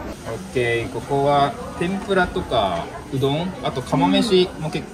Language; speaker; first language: Japanese; native; Japanese